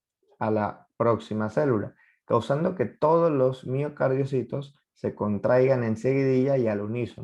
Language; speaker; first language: Spanish; native; Spanish